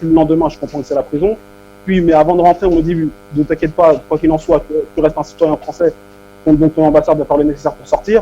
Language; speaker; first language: French; native; French